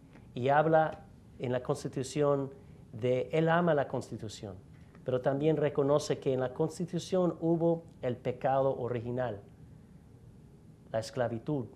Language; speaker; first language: Spanish; non-native, fluent; English